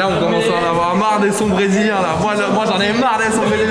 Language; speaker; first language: French; native; French